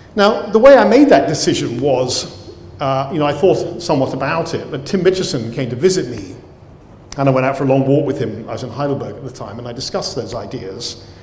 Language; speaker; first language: English; native; English